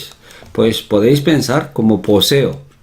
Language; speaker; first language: Spanish; non-native, fluent; Korean